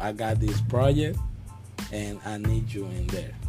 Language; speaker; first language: English; non-native, fluent; Spanish